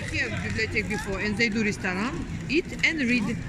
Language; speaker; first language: English; non-native, learner; Russian